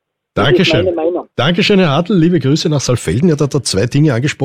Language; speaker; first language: German; native; German